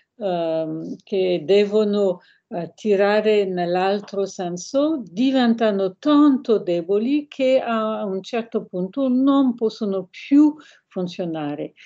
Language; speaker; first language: Italian; non-native, fluent; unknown